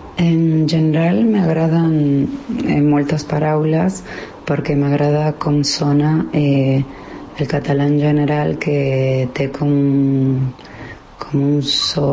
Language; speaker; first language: Catalan; non-native, fluent; Spanish